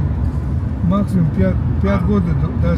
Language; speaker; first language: Russian; non-native, local second language; Uzbek